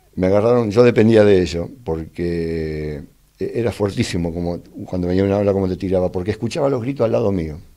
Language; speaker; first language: Spanish; native; Spanish